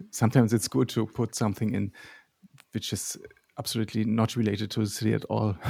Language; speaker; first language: English; non-native, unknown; German